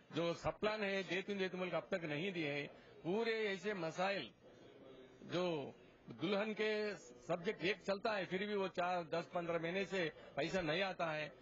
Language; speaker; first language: Urdu; native; Urdu